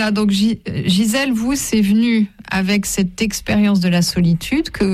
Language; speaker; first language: French; native; French